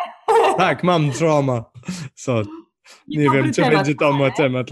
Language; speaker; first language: Polish; non-native, learner; English